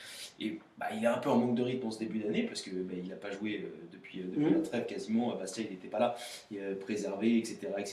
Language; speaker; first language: French; native; French